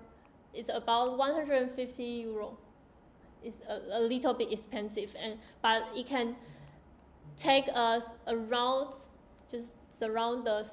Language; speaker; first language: English; non-native, learner; Chinese